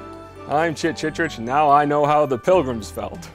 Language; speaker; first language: English; native; English